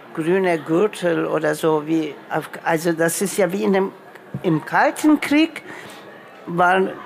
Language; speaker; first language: German; non-native, fluent; Turkish